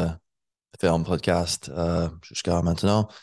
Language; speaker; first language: French; non-native, learner; English